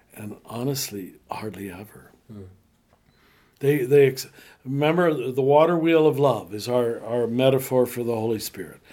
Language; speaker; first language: English; native; English